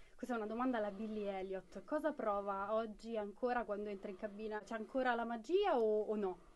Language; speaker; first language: Italian; native; Italian